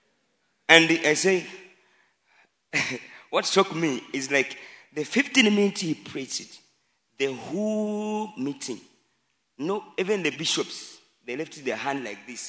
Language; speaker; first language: English; non-native, local second language; Swahili